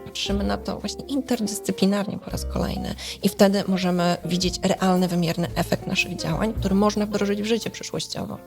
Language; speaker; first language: Polish; native; Polish